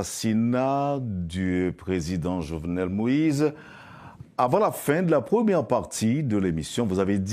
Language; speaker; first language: French; non-native, local second language; Haitian Creole